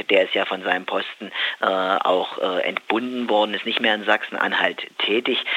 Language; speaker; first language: German; native; German